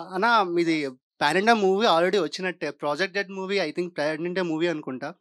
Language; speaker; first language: Telugu; native; Telugu